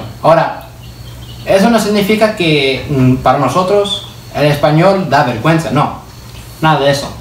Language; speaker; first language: Spanish; early bilingual, heritage; Spanish